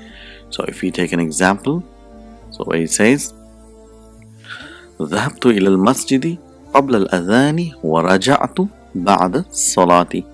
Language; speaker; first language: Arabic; non-native, fluent; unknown